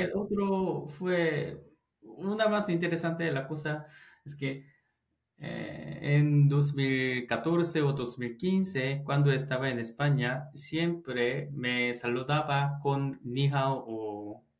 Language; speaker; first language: Spanish; non-native, learner; Korean